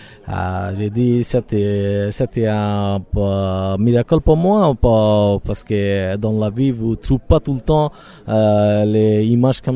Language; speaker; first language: French; non-native, learner; Bangla